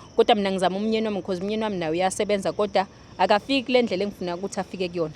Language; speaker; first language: Zulu; native; Zulu